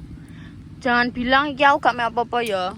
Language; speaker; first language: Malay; non-native, local second language; Javanese